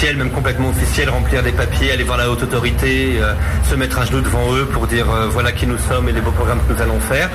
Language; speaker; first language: French; native; French